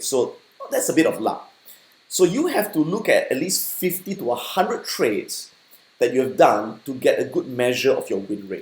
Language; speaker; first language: English; native; English